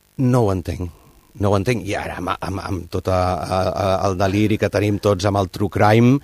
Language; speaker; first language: Catalan; native; Catalan